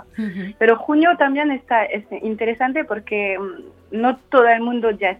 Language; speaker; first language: Spanish; non-native, fluent; French